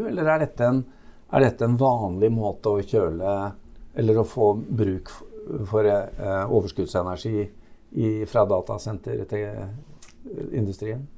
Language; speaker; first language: Norwegian; native; Norwegian